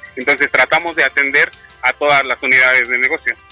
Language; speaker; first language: Spanish; native; Spanish